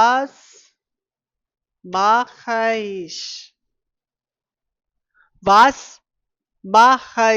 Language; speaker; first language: German; non-native, fluent; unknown